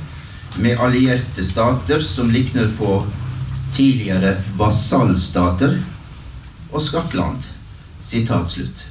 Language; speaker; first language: Norwegian; native; Norwegian